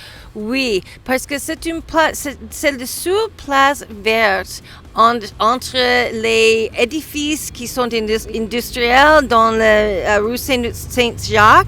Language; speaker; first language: French; non-native, learner; English